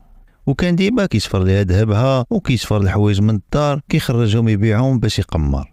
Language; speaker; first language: Arabic; native; Arabic